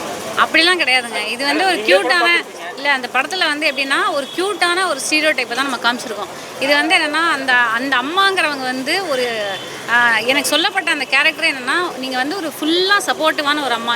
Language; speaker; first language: Tamil; native; Tamil